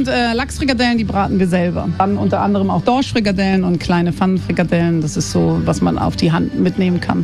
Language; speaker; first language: German; native; German